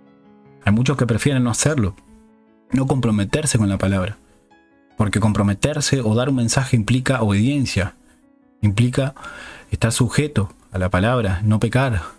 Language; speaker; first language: Spanish; native; Spanish